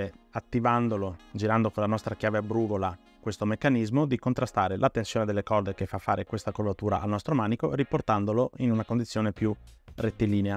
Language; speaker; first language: Italian; native; Italian